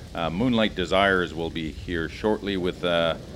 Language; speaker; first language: English; early bilingual, other home language; French